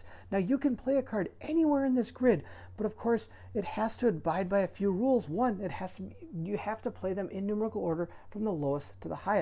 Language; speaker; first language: English; native; English